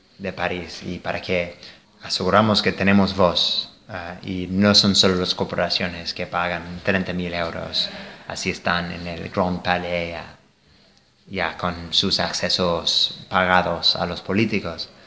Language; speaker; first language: Spanish; non-native, fluent; English